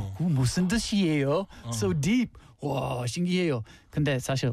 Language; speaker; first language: Korean; non-native, learner; English